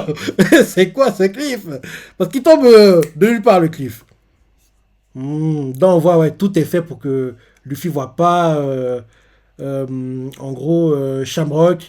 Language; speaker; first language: French; native; French